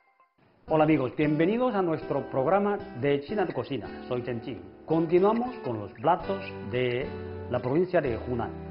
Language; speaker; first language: Spanish; non-native, fluent; Chinese